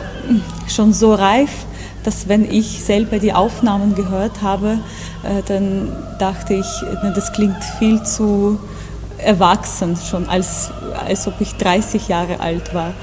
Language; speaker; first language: German; non-native, fluent; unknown